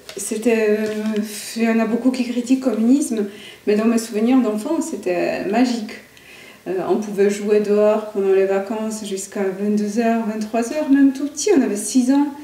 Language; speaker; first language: French; non-native, fluent; Polish